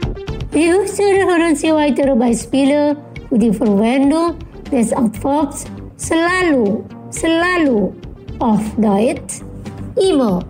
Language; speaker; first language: German; non-native, fluent; Indonesian